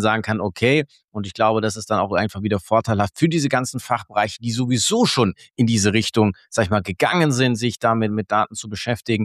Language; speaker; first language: German; native; German